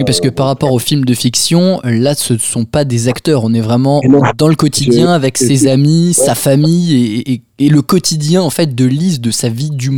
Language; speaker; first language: French; native; French